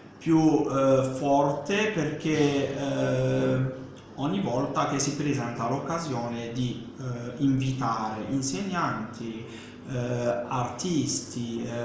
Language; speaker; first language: Italian; non-native, fluent; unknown